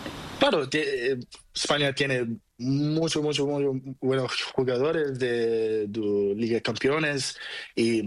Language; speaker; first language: Spanish; non-native, learner; Portuguese